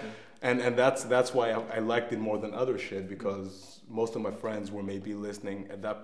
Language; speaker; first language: English; non-native, fluent; Danish